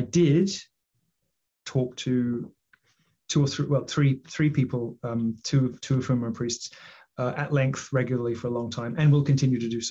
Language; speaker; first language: English; native; English